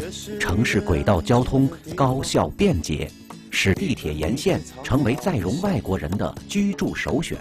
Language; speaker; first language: Chinese; native; Chinese